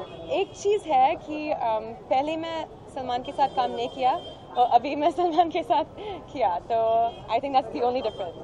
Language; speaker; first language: Hindi; non-native, learner; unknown